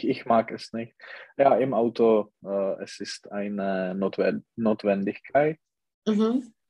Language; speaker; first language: German; non-native, learner; Czech